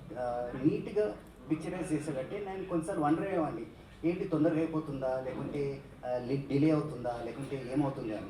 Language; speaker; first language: Telugu; native; Telugu